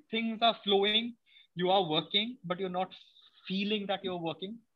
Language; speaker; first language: English; non-native, local second language; Odia